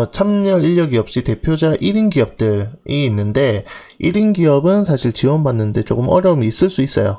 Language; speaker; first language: Korean; native; Korean